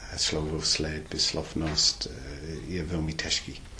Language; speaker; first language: Czech; non-native, learner; English